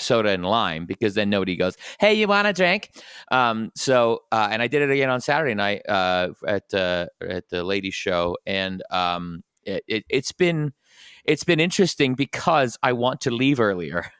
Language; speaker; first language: English; native; English